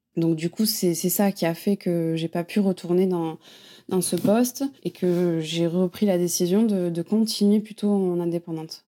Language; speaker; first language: French; native; French